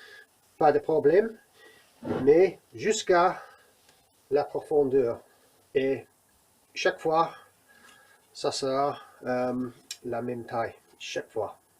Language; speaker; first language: French; non-native, learner; English